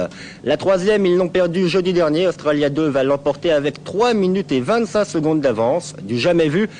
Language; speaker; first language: French; native; French